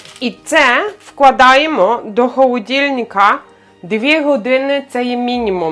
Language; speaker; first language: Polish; non-native, learner; Ukrainian